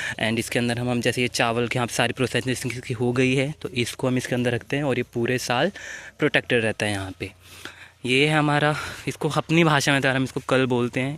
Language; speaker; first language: Hindi; native; Hindi